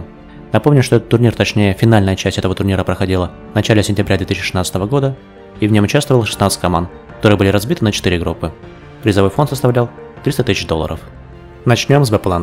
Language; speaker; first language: Russian; native; Russian